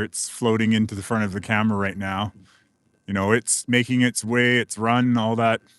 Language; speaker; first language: English; native; English